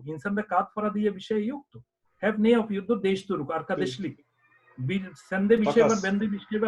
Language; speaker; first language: Turkish; non-native, fluent; Bangla